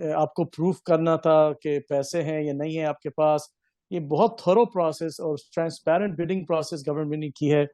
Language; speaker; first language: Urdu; early bilingual, heritage; English